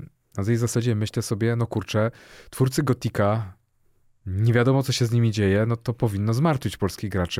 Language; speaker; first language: Polish; native; Polish